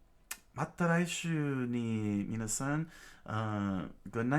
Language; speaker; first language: Japanese; non-native, learner; English